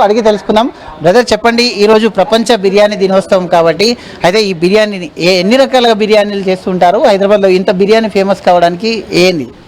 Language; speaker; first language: Telugu; native; Telugu